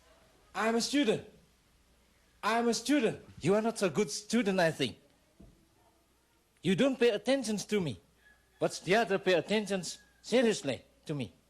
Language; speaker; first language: English; non-native, fluent; Balinese